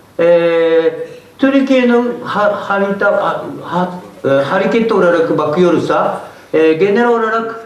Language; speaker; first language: Turkish; non-native, learner; Japanese